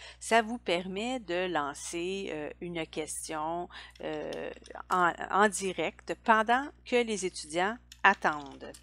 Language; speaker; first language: French; native; French